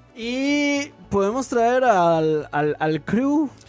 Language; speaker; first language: Spanish; native; Spanish